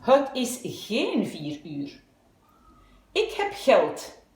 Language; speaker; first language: Dutch; non-native, fluent; French